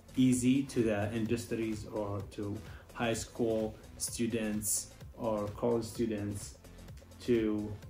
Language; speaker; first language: English; non-native, learner; Arabic